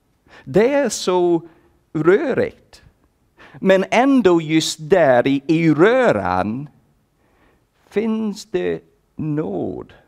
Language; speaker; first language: Swedish; non-native, fluent; English